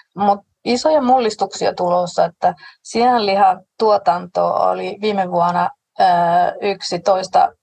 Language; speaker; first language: Finnish; non-native, fluent; Danish